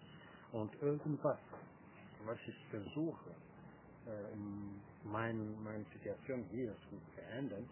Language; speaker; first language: German; non-native, fluent; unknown